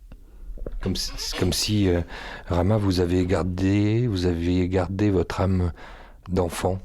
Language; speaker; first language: French; native; French